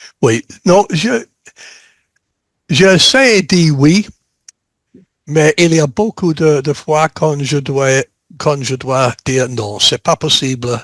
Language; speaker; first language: French; non-native, learner; English